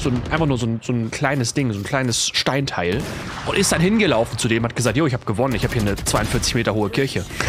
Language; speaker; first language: German; native; German